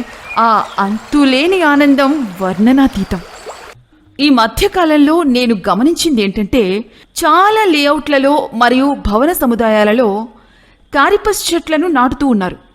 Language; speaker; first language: Telugu; native; Telugu